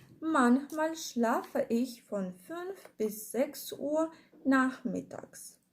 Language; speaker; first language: German; non-native, fluent; Ukrainian